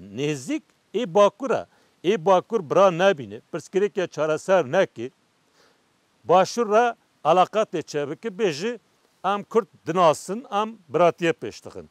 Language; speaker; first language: Kurdish; non-native, local second language; Turkish